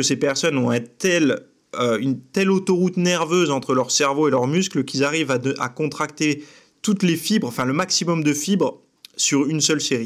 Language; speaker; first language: French; native; French